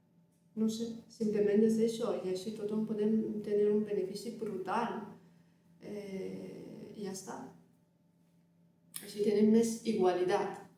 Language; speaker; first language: Catalan; non-native, learner; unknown